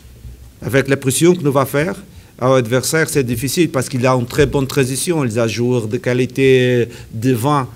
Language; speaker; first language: French; non-native, learner; Portuguese